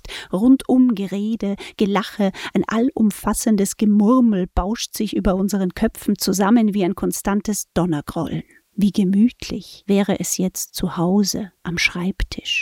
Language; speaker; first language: German; native; German